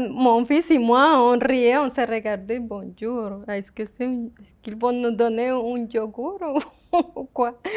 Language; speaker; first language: French; non-native, fluent; Spanish